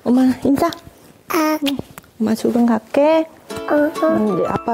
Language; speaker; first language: Korean; non-native, learner; Indonesian